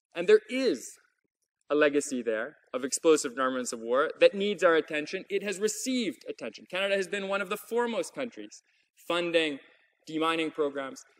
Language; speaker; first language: English; native; English